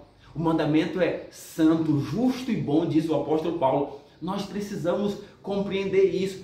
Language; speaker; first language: Portuguese; native; Portuguese